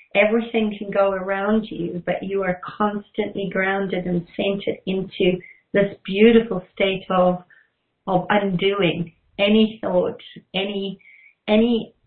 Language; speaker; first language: English; native; English